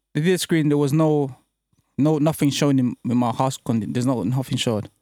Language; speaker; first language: English; early bilingual, other home language; French